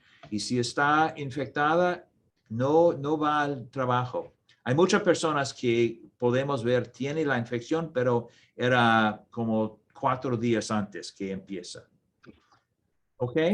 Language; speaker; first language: Spanish; non-native, learner; English